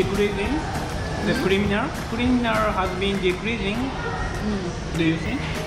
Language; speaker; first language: English; non-native, learner; Japanese